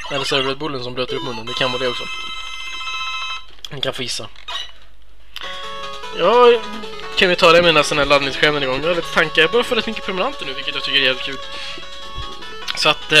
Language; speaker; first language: Swedish; native; Swedish